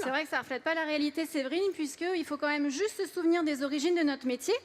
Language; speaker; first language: French; native; French